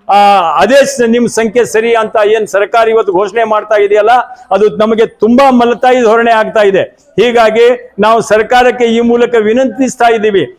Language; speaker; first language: Kannada; non-native, local second language; Lambadi